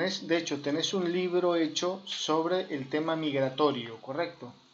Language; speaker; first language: Spanish; native; Spanish